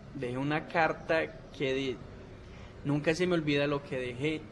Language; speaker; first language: Spanish; native; Spanish